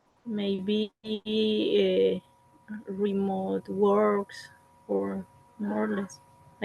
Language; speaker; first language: English; non-native, learner; Spanish